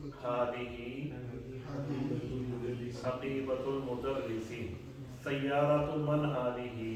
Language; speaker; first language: Arabic; non-native, fluent; Urdu